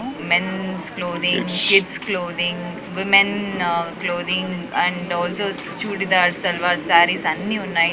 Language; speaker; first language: Telugu; non-native, learner; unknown